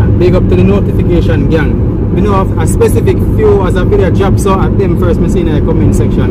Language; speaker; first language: English; native; English